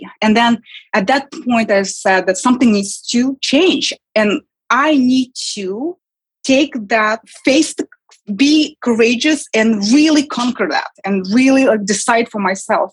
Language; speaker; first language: English; non-native, fluent; Kazakh